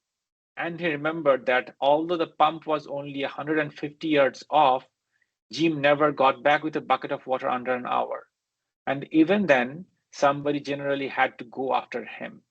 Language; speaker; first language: English; non-native, local second language; Bangla